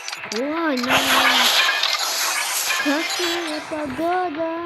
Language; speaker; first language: Russian; non-native, local second language; Kazakh